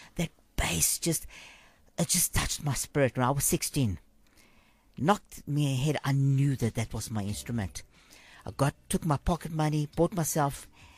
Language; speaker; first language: English; native; English